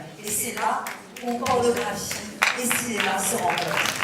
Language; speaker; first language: French; native; French